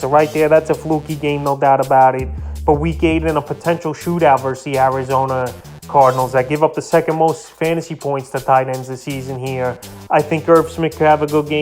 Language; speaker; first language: English; native; English